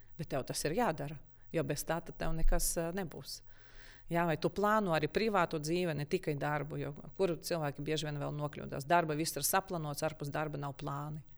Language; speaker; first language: Latvian; non-native, local second language; Russian